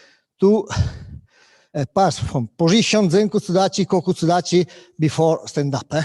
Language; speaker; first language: English; non-native, learner; Italian